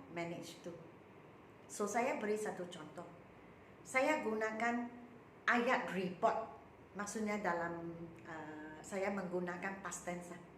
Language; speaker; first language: Malay; non-native, local second language; Chinese